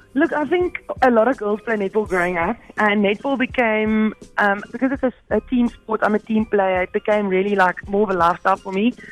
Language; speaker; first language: English; non-native, local second language; Afrikaans